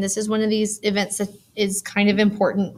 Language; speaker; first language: English; native; English